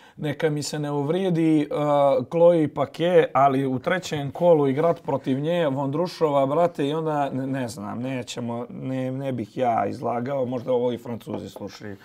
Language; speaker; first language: Serbian; native; Serbian